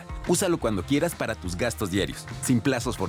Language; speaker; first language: Spanish; native; Spanish